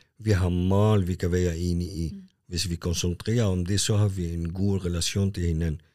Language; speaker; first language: Danish; non-native, fluent; Arabic